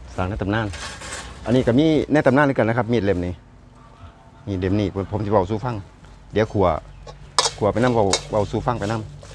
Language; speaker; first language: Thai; non-native, local second language; Lao